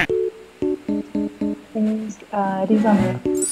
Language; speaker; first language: English; non-native, fluent; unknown